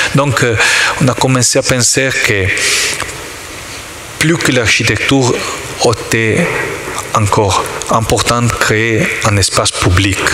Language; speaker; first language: French; non-native, learner; Italian